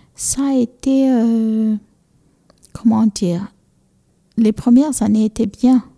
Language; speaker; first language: French; non-native, local second language; Fula